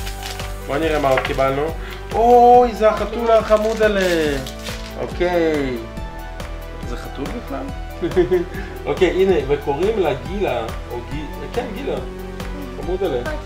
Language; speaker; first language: Hebrew; native; Hebrew